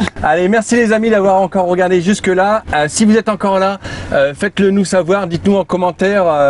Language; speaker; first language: French; native; French